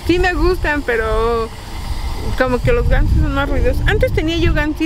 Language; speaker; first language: Spanish; native; Spanish